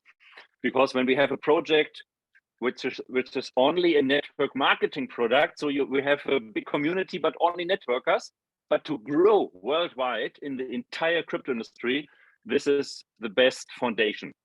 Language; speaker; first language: English; non-native, fluent; German